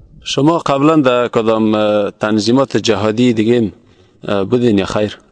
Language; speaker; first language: Persian; native; Persian